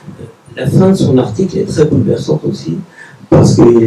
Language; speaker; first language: French; native; French